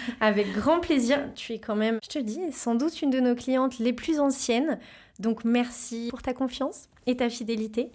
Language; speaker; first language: French; native; French